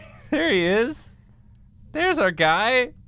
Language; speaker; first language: English; native; English